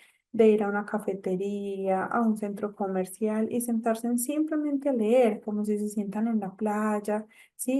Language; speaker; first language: Spanish; native; Spanish